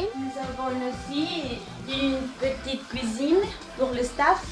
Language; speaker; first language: French; non-native, learner; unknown